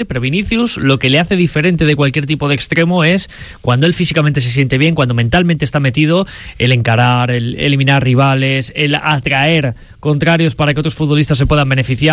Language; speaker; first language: Spanish; native; Spanish